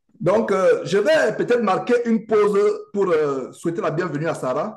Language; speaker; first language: French; native; French